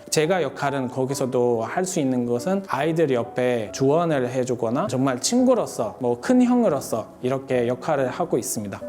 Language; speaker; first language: Korean; non-native, fluent; Arabic